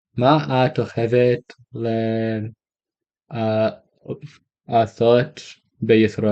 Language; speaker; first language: Hebrew; early bilingual, heritage; English